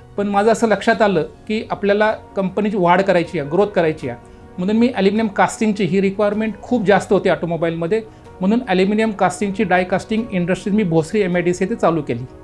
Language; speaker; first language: Marathi; native; Marathi